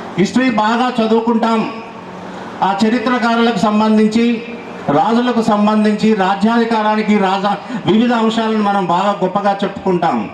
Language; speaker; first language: Telugu; native; Telugu